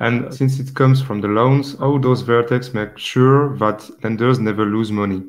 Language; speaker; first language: English; non-native, fluent; French